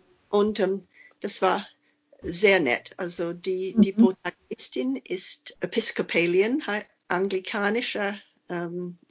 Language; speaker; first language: German; non-native, fluent; English